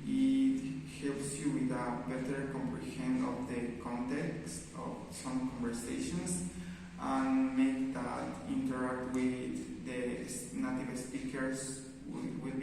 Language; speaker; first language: English; non-native, learner; Spanish